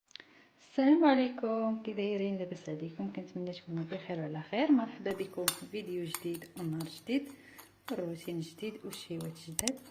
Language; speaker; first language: Arabic; native; Arabic